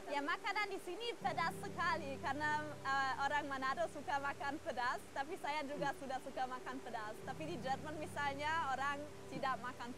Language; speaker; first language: Indonesian; non-native, learner; German